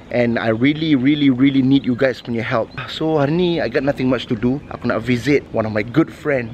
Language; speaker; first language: English; non-native, local second language; Malay